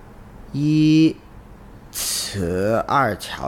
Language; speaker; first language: Chinese; non-native, learner; English